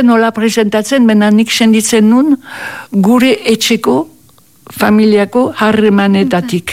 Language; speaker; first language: Basque; native; Basque